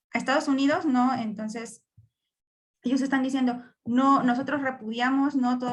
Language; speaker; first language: Spanish; native; Spanish